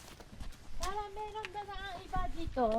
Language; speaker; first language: Filipino; early bilingual, heritage; Japanese